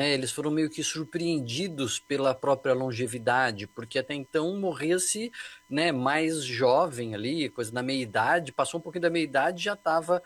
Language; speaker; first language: Portuguese; native; Portuguese